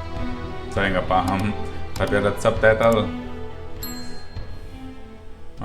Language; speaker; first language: Indonesian; non-native, fluent; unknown